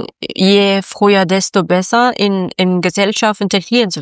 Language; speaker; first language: German; non-native, learner; Persian